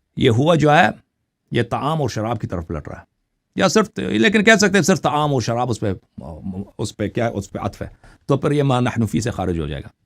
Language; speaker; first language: Urdu; non-native, fluent; Persian